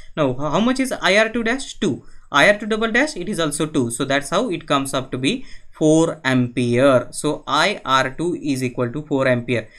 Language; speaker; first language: English; non-native, local second language; Marathi